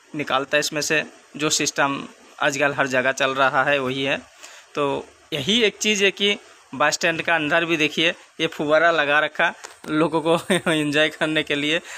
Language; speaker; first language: Hindi; non-native, local second language; Bangla